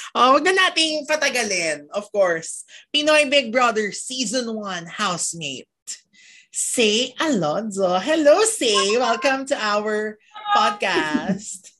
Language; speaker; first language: Filipino; native; Filipino